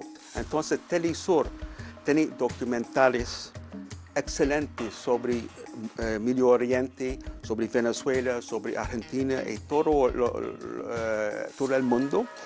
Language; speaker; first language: Spanish; non-native, fluent; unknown